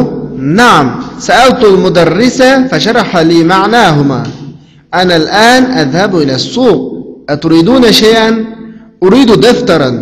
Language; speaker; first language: Arabic; non-native, fluent; Uyghur